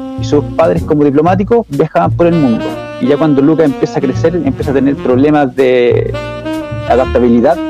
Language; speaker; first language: Spanish; native; Spanish